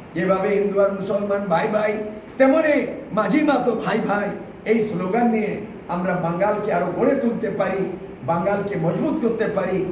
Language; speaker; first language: Bangla; non-native, local second language; Santali